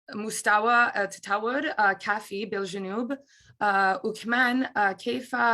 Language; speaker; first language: Arabic; non-native, learner; English